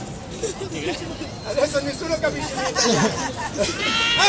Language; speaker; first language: Italian; non-native, fluent; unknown